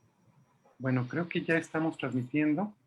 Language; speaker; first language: Spanish; native; Spanish